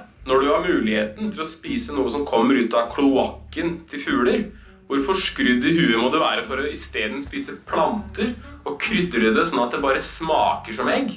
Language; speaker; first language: Norwegian; native; Norwegian